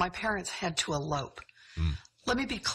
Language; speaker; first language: English; native; English